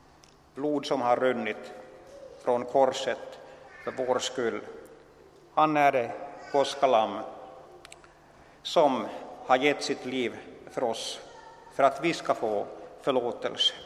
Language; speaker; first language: Swedish; non-native, local second language; Finnish